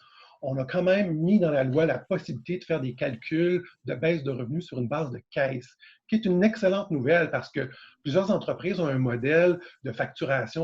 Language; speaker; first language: French; native; French